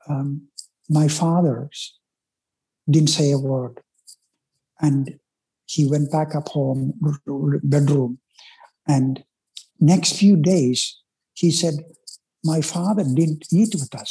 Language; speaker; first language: English; non-native, local second language; Malayalam